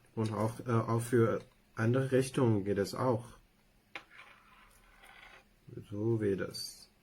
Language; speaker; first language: German; non-native, learner; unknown